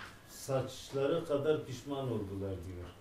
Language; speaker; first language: Turkish; non-native, local second language; Turoyo